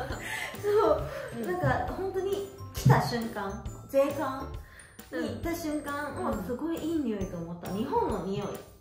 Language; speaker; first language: Japanese; non-native, local second language; Chinese